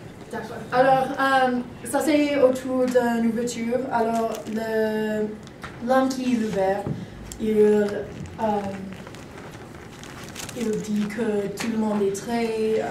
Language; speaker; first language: French; non-native, learner; English